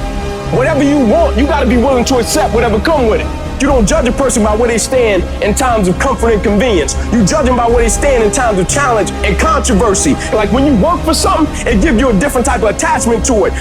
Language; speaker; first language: English; native; English